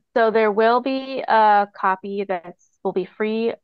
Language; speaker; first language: English; native; English